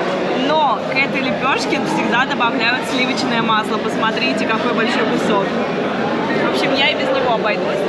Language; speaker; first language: Russian; native; Russian